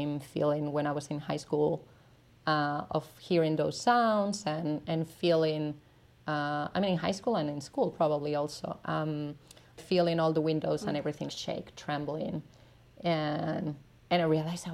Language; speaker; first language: English; non-native, fluent; Spanish